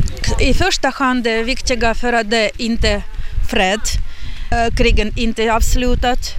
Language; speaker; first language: Swedish; non-native, learner; Ukrainian